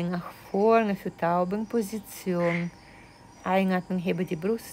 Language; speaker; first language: German; non-native, fluent; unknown